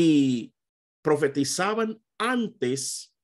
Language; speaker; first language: Spanish; non-native, fluent; English